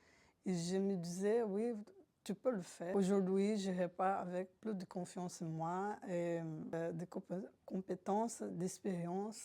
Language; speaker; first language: French; non-native, fluent; Portuguese